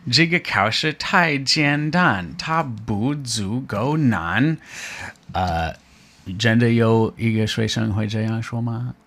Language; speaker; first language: Chinese; non-native, fluent; English